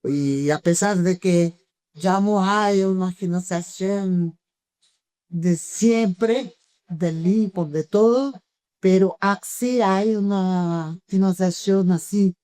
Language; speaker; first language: Spanish; non-native, fluent; Portuguese